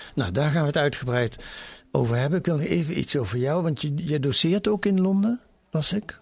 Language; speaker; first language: Dutch; native; Dutch